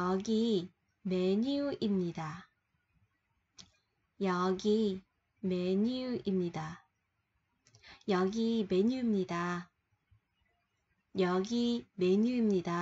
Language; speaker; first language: Korean; non-native, fluent; Vietnamese